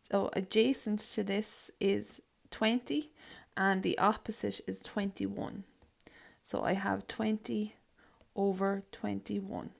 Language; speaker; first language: English; native; English